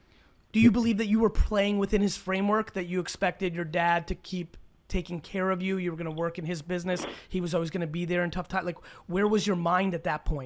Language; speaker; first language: English; early bilingual, other home language; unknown